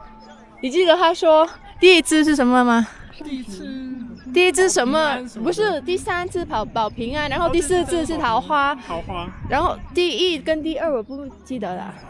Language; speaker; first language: Chinese; non-native, learner; Vietnamese